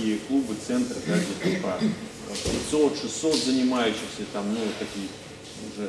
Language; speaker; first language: Russian; native; Russian